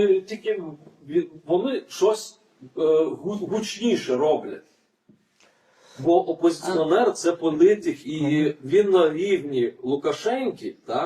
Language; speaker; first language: Ukrainian; non-native, fluent; Lithuanian